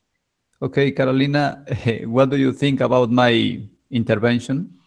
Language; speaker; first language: English; non-native, learner; Spanish